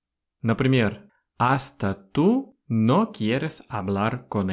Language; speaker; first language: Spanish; non-native, fluent; Russian